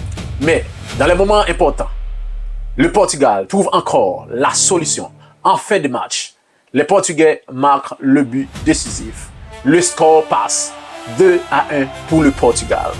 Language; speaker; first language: French; non-native, local second language; Haitian Creole